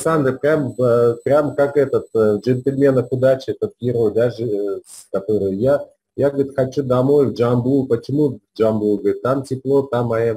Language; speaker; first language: Russian; native; Russian